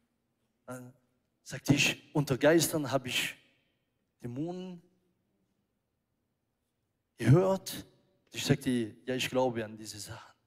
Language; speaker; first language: German; non-native, fluent; French